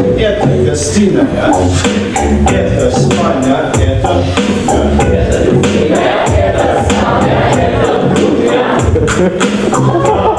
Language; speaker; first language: Russian; non-native, learner; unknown